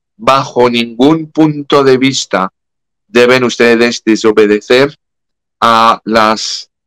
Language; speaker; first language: Spanish; non-native, fluent; French